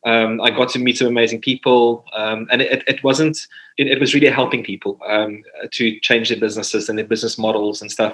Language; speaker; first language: English; non-native, local second language; Afrikaans